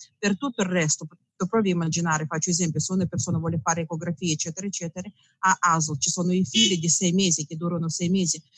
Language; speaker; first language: Italian; non-native, fluent; Russian